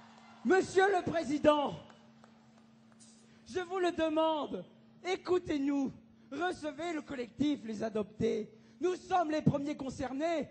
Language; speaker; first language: French; native; French